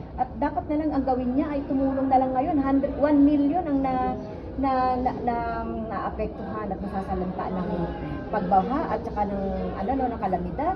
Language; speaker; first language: Filipino; native; Filipino